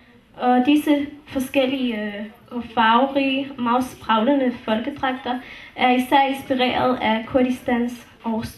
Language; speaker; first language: Danish; early bilingual, other home language; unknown